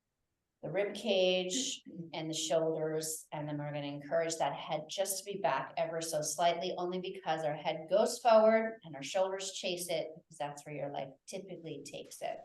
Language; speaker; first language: English; native; English